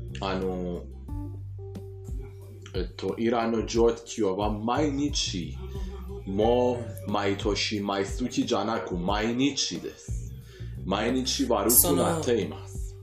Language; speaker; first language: Japanese; non-native, fluent; Persian